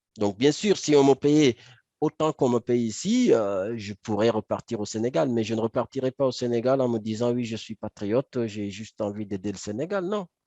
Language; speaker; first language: French; non-native, local second language; Wolof